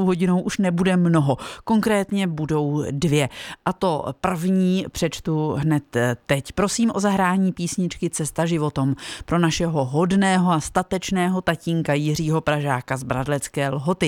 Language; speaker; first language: Czech; native; Czech